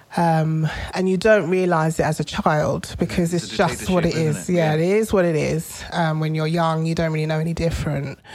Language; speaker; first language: English; native; English